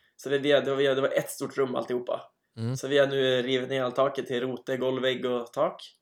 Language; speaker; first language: Swedish; native; Swedish